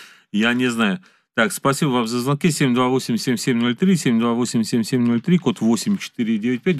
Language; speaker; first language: Russian; native; Russian